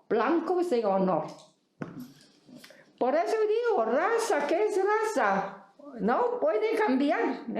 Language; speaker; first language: Spanish; non-native, fluent; Chinese